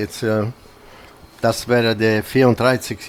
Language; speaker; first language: German; non-native, fluent; Italian